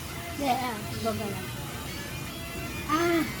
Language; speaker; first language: Korean; non-native, learner; Filipino